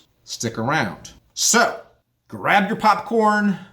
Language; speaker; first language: English; native; English